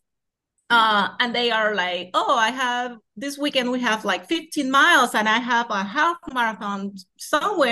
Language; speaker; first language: English; non-native, fluent; Spanish